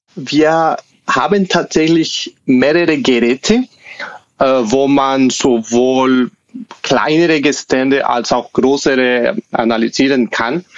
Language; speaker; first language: German; non-native, fluent; Spanish